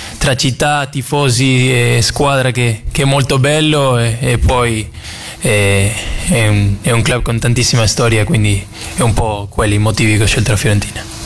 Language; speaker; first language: Italian; non-native, learner; Spanish